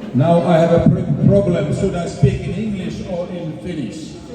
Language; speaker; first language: English; non-native, fluent; Finnish